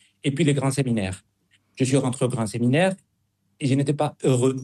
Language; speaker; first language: French; non-native, fluent; Spanish